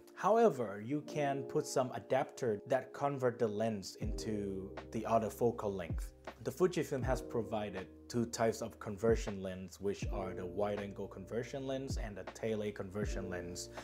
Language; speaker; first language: English; non-native, fluent; Thai